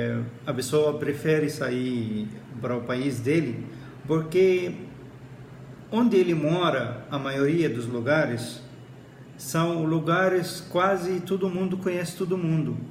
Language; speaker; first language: Portuguese; non-native, fluent; Arabic